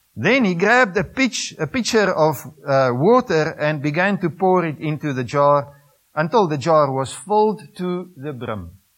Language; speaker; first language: English; non-native, local second language; Afrikaans